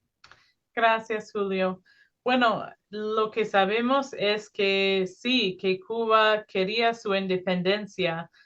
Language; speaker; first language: Spanish; non-native, fluent; English